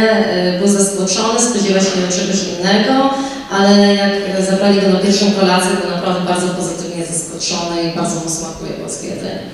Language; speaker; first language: Polish; early bilingual, heritage; Polish